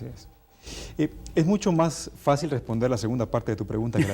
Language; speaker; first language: Spanish; native; Spanish